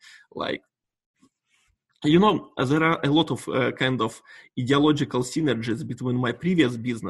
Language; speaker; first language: English; non-native, fluent; Russian